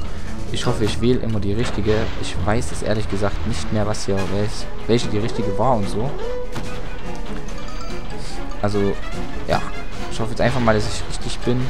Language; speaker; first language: German; native; German